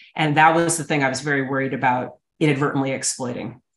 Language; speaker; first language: English; native; English